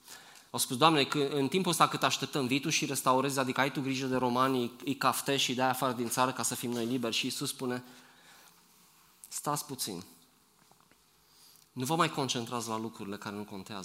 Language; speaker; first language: Romanian; native; Romanian